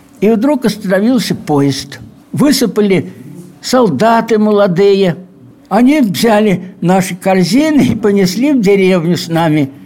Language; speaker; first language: Russian; native; Russian